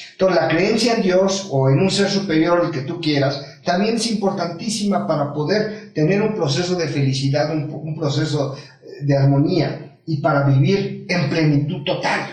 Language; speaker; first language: Spanish; native; Spanish